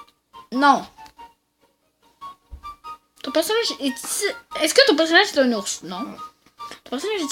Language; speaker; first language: French; native; French